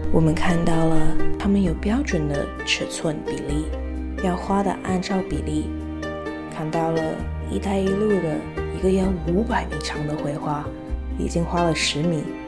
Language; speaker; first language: Chinese; non-native, local second language; English